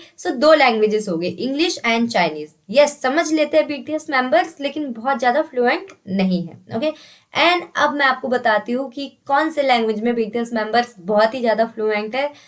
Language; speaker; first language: Hindi; native; Hindi